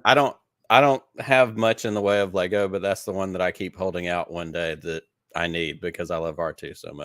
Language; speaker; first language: English; native; English